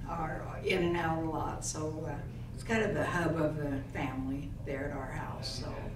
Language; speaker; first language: English; native; English